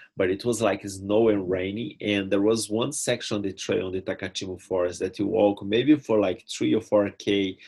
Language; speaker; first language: English; non-native, fluent; Portuguese